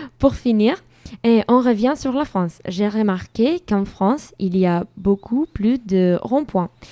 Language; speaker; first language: French; non-native, fluent; Spanish